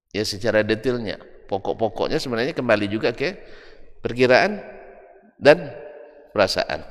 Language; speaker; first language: Indonesian; non-native, local second language; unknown